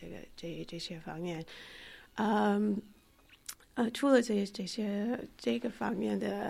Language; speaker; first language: Chinese; non-native, fluent; English